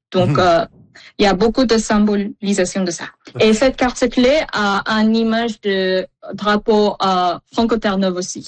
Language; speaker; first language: French; non-native, local second language; English